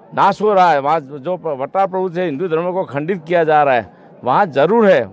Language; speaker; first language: Hindi; non-native, local second language; Gujarati